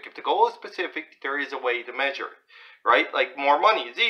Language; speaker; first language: English; native; English